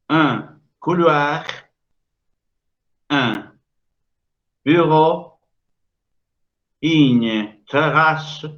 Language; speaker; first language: French; non-native, fluent; Spanish